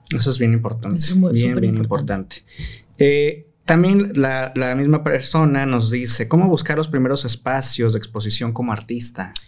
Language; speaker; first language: Spanish; native; Spanish